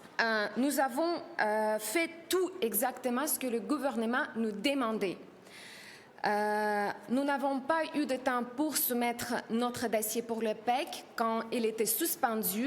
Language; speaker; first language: French; non-native, learner; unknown